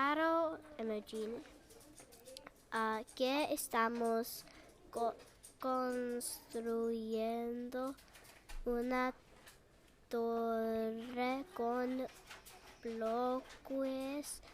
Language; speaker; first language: Spanish; non-native, learner; English